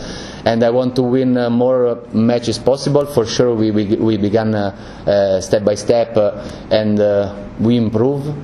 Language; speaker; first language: English; non-native, learner; Italian